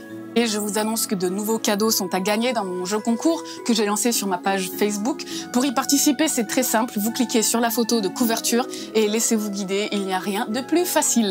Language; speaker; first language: French; native; French